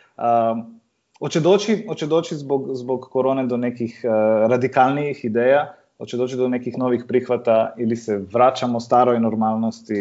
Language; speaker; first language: Serbian; early bilingual, heritage; Serbian